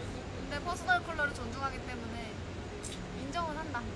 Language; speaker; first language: Korean; native; Korean